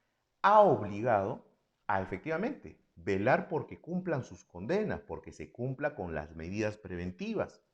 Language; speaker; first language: Spanish; native; Spanish